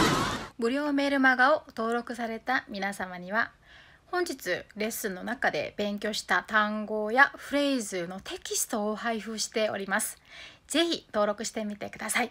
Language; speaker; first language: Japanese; non-native, fluent; Korean